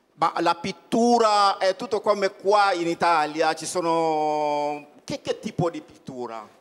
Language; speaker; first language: Italian; non-native, fluent; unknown